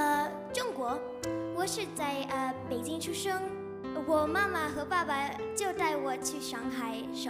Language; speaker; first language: Chinese; early bilingual, other home language; Italian